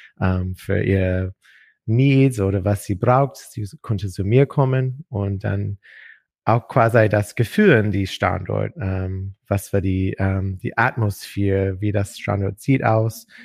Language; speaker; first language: German; non-native, learner; English